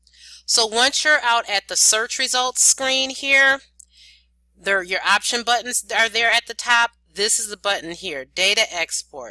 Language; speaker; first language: English; native; English